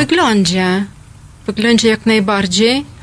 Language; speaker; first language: Polish; non-native, learner; Russian